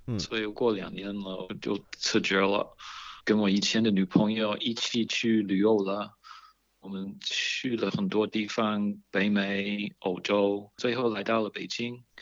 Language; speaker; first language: Chinese; non-native, fluent; English